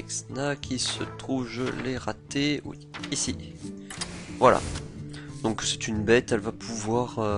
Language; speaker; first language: French; native; French